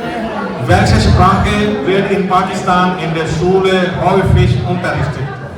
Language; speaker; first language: German; non-native, fluent; Urdu